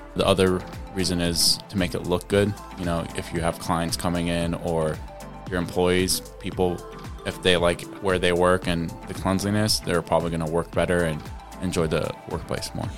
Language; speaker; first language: English; early bilingual, other home language; Arabic